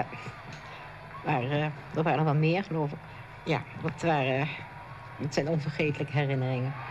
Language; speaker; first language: Dutch; native; Dutch